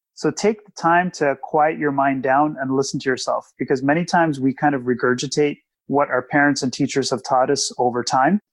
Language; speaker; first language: English; native; English